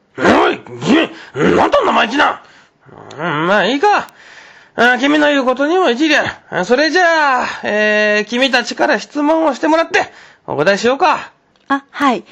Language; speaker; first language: Japanese; non-native, fluent; Chinese